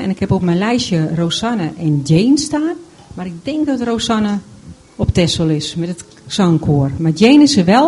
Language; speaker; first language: Dutch; native; Dutch